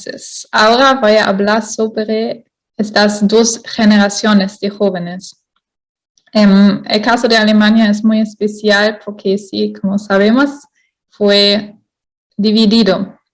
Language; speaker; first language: Spanish; non-native, fluent; German